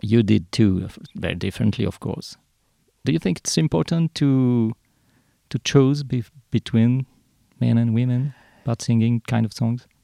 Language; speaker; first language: English; non-native, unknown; French